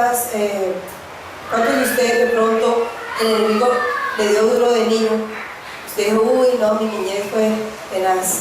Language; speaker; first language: Spanish; native; Spanish